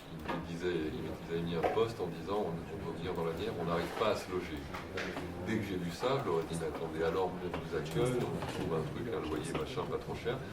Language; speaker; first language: French; native; French